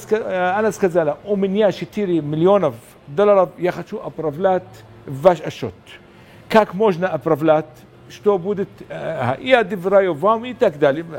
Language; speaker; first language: Russian; non-native, learner; Arabic